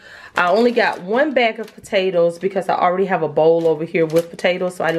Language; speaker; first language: English; native; English